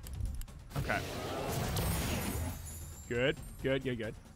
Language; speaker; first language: English; native; English